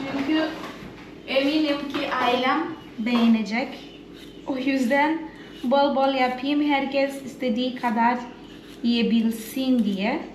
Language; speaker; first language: Turkish; non-native, fluent; Portuguese